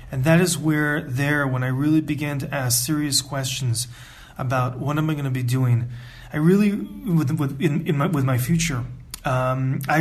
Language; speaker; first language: English; native; English